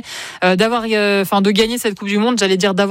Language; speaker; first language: French; native; French